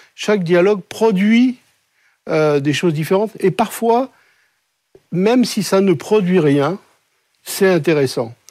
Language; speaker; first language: French; native; French